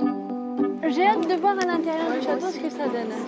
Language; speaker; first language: French; native; French